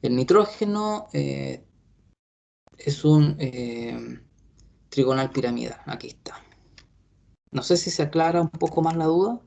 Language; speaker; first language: Spanish; native; Spanish